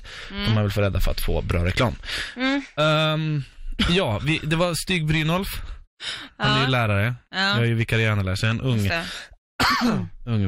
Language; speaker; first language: Swedish; native; Swedish